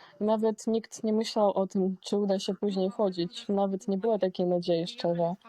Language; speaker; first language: Polish; non-native, fluent; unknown